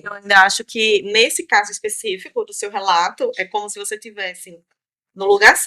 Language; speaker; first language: Portuguese; native; Portuguese